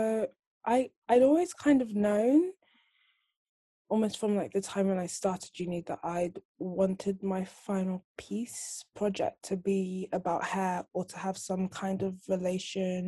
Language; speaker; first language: English; native; English